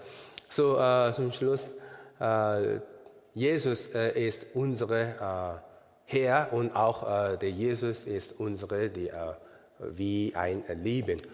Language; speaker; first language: German; non-native, learner; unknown